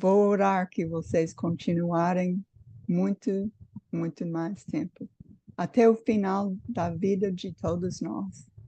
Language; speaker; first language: Portuguese; non-native, fluent; English